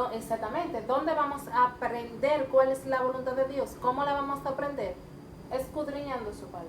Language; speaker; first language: Spanish; native; Spanish